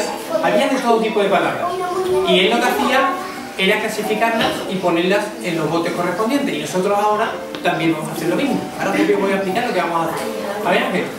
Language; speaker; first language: Spanish; native; Spanish